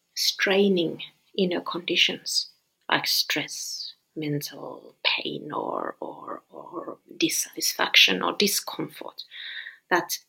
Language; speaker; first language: English; non-native, fluent; Finnish